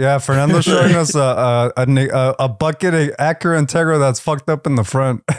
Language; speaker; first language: English; early bilingual, other home language; Spanish